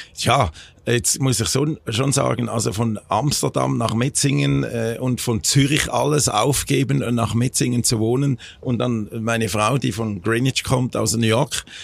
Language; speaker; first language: German; native; German